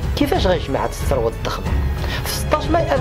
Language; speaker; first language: Arabic; native; Arabic